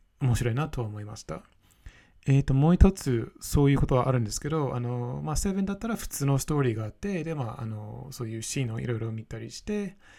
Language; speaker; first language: Japanese; non-native, fluent; English